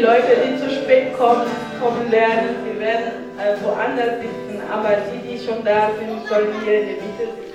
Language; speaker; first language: German; non-native, learner; French